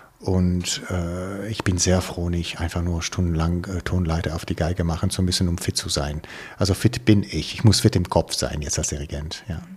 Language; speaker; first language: German; non-native, fluent; Italian